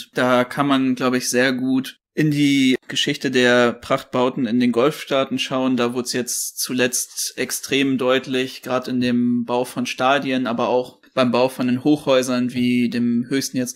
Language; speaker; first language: German; native; German